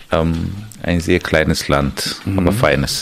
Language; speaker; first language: German; non-native, fluent; Armenian